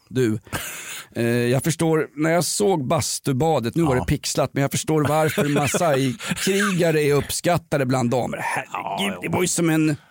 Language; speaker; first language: Swedish; native; Swedish